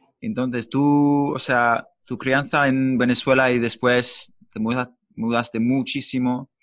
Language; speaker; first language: Spanish; non-native, learner; English